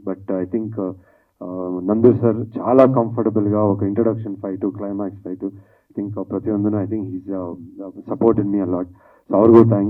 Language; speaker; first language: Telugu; non-native, learner; Kannada